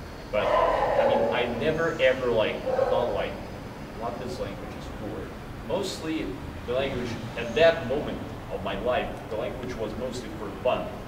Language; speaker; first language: English; non-native, fluent; Ukrainian